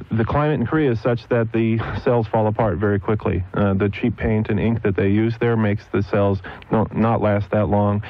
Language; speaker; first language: English; native; English